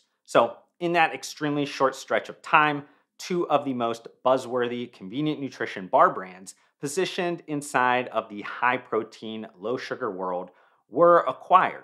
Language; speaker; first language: English; native; English